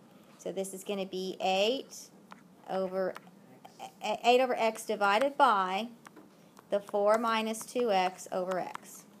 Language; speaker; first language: English; native; English